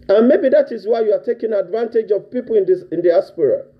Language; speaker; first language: English; non-native, local second language; Yoruba